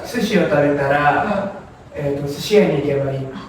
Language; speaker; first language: Japanese; non-native, learner; Indonesian